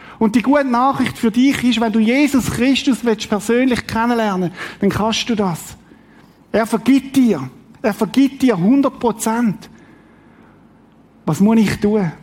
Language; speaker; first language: German; native; German